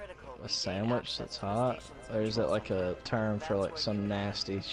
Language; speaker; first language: English; native; English